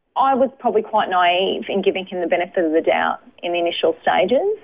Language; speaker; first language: English; native; English